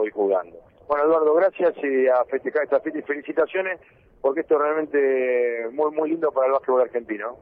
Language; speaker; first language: Spanish; native; Spanish